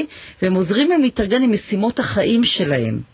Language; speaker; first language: Hebrew; native; Hebrew